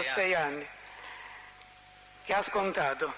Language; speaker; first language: Italian; native; Italian